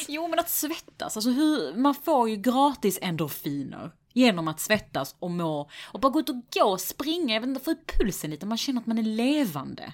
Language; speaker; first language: Swedish; native; Swedish